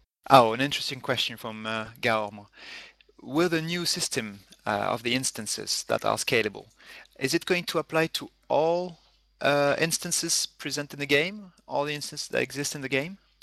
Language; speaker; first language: English; non-native, fluent; French